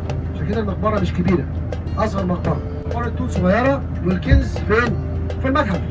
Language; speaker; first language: Arabic; native; Arabic